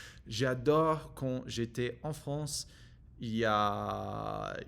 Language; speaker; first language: French; non-native, learner; English